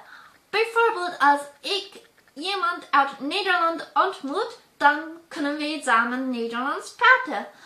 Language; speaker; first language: Dutch; non-native, learner; German